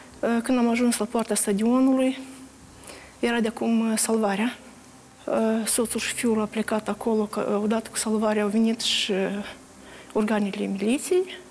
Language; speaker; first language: Romanian; native; Romanian